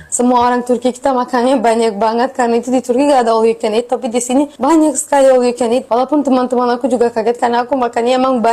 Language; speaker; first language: Indonesian; non-native, fluent; Turkish